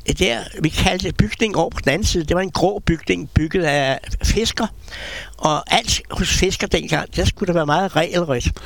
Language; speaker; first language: Danish; native; Danish